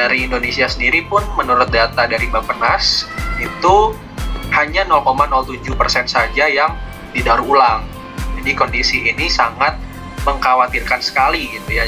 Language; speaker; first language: Indonesian; native; Indonesian